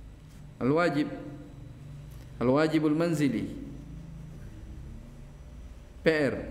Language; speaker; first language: Arabic; non-native, fluent; Indonesian